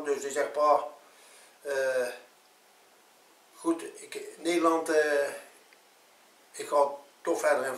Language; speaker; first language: Dutch; native; Dutch